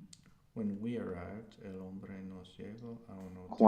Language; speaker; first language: Spanish; non-native, learner; English